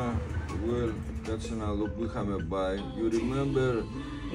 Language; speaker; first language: English; non-native, learner; Greek